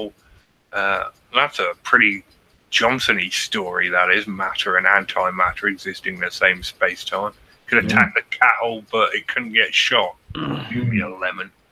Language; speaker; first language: English; native; English